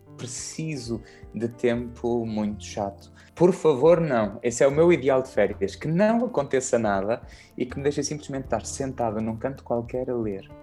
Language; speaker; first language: Portuguese; native; Portuguese